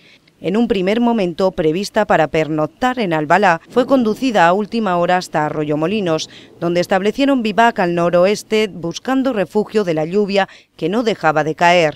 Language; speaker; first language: Spanish; native; Spanish